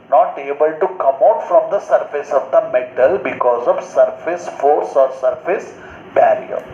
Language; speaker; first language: English; non-native, local second language; Kannada